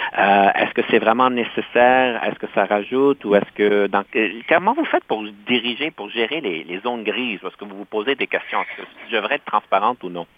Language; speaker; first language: French; native; French